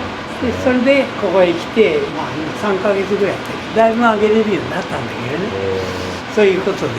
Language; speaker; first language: Japanese; native; Japanese